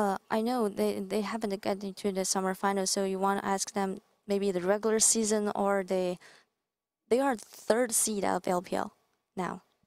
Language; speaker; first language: English; non-native, fluent; Chinese